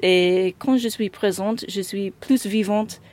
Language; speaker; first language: French; non-native, fluent; English